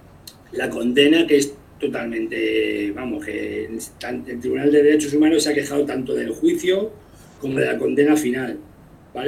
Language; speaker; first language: Spanish; native; Spanish